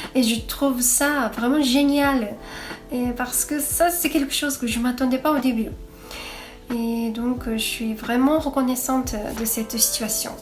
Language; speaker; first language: French; non-native, fluent; Japanese